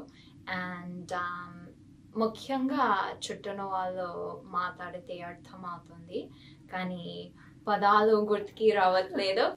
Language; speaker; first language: Telugu; non-native, fluent; English